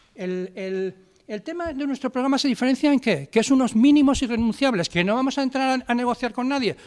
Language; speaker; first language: Spanish; native; Spanish